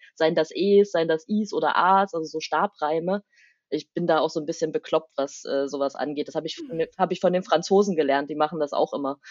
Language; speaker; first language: German; native; German